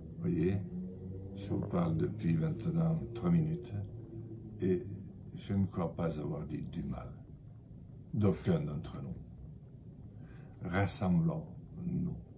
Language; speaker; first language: French; native; French